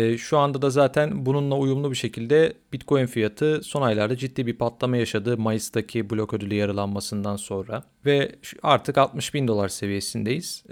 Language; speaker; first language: Turkish; native; Turkish